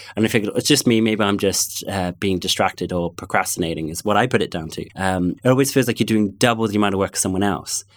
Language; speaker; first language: English; native; English